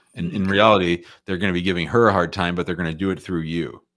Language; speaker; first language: English; native; English